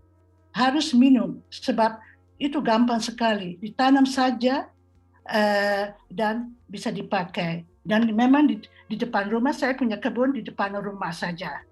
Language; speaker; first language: Indonesian; non-native, fluent; Dutch